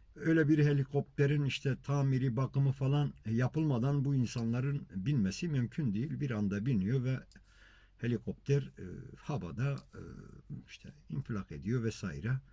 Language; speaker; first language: Turkish; non-native, local second language; Kurdish